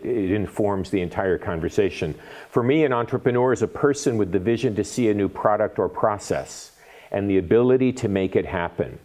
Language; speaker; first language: English; native; English